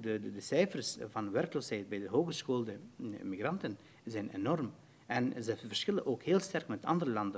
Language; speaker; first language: Dutch; non-native, fluent; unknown